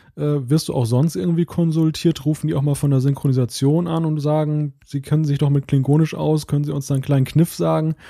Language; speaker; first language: German; native; German